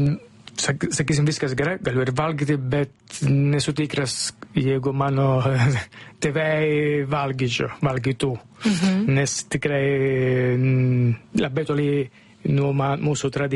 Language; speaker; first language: Lithuanian; non-native, learner; Italian